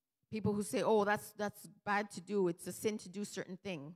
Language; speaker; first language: English; early bilingual, other home language; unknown